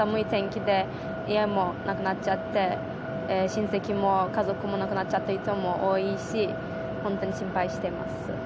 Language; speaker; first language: Japanese; non-native, fluent; Turkish